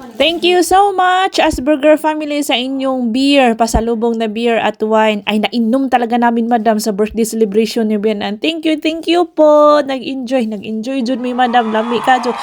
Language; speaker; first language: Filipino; non-native, local second language; Cebuano